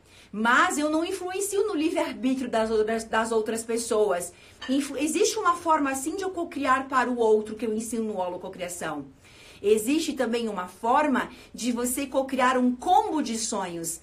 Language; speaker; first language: Portuguese; native; Portuguese